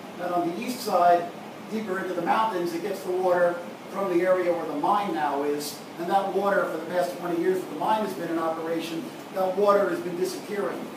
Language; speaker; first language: English; native; English